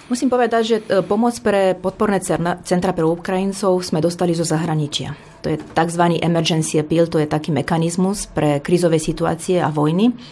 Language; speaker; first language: Slovak; non-native, fluent; Romanian